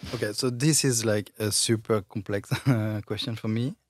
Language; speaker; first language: English; non-native, fluent; French